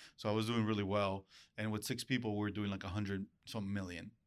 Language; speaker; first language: English; early bilingual, other home language; Spanish